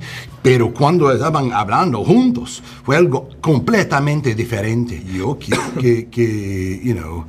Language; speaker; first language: Spanish; early bilingual, heritage; English